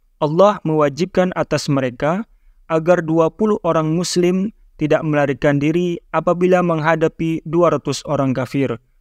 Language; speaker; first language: Malay; native; Malay